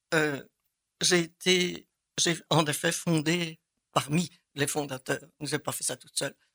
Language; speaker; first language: French; native; French